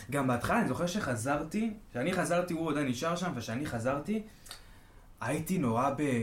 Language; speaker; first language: Hebrew; native; Hebrew